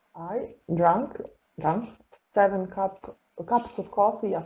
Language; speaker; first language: English; non-native, learner; Serbian